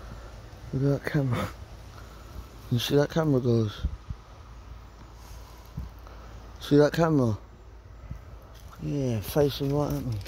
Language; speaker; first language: English; native; English